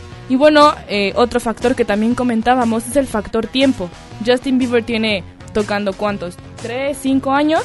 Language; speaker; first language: Spanish; native; Spanish